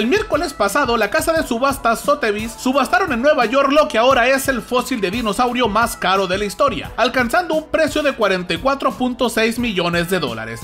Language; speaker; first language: Spanish; native; Spanish